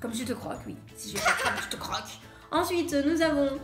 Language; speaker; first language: French; native; French